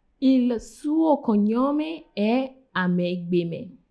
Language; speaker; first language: Italian; non-native, fluent; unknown